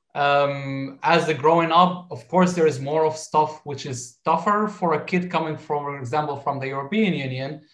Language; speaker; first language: English; non-native, fluent; Arabic